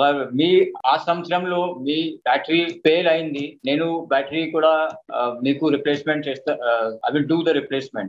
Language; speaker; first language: Telugu; non-native, local second language; Hindi